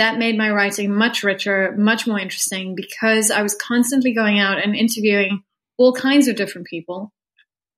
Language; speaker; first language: English; native; English